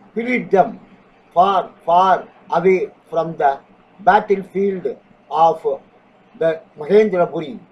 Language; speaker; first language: English; non-native, local second language; Tamil